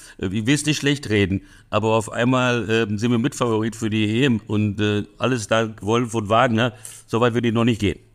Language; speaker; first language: German; early bilingual, other home language; Hungarian